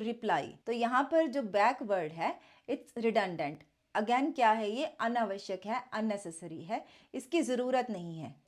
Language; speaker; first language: Hindi; native; Hindi